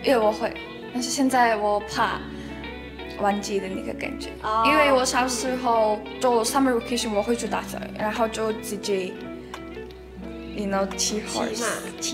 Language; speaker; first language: Chinese; non-native, learner; Mongolian